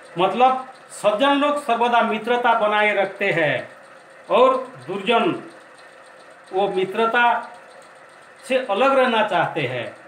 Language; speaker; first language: Hindi; non-native, local second language; Odia